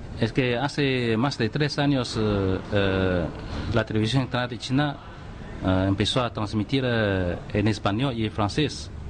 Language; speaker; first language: Spanish; non-native, fluent; Chinese